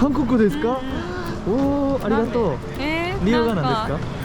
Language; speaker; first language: Japanese; non-native, learner; Korean